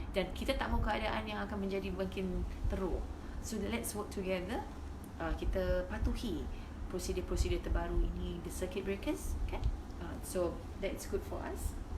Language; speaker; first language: Malay; native; Malay